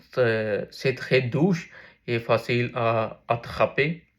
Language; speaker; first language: French; non-native, learner; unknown